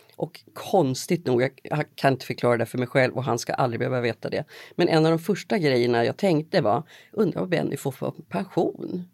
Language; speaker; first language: Swedish; native; Swedish